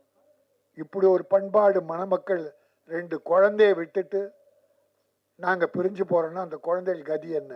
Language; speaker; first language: Tamil; native; Tamil